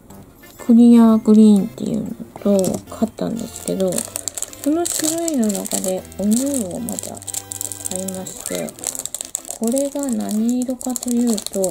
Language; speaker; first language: Japanese; native; Japanese